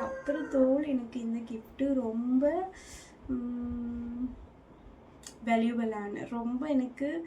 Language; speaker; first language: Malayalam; non-native, learner; Tamil